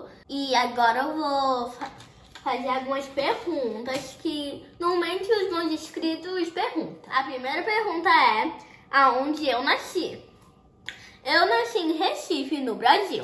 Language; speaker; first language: Portuguese; early bilingual, heritage; Portuguese